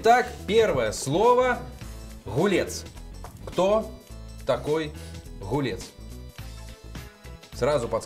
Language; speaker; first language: Russian; native; Russian